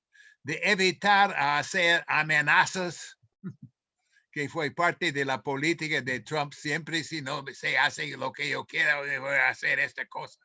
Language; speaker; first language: Spanish; non-native, fluent; English